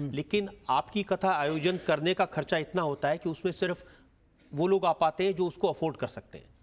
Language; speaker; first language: Hindi; native; Hindi